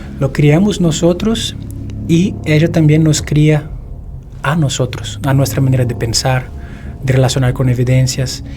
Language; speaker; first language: Spanish; non-native, fluent; Portuguese